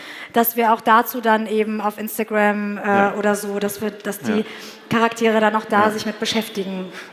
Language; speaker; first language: German; native; German